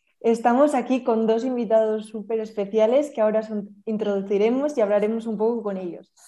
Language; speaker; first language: Spanish; native; Spanish